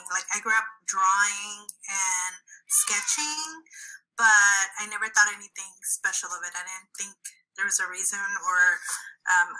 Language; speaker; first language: English; early bilingual, other home language; Spanish